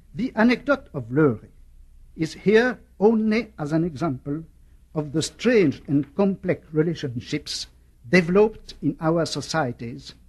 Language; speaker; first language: English; non-native, fluent; French